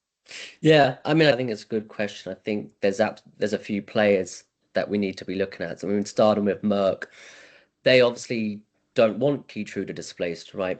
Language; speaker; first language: English; native; English